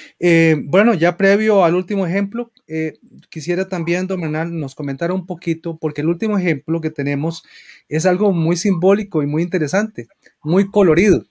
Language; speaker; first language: Spanish; native; Spanish